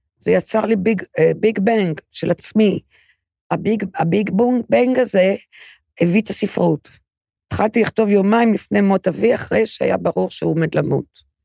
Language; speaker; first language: Hebrew; native; Hebrew